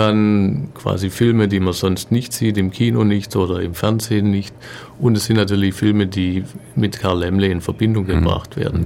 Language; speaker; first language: German; native; German